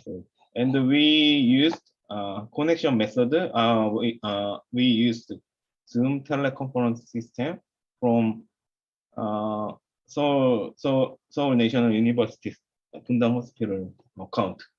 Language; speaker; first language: English; non-native, learner; Korean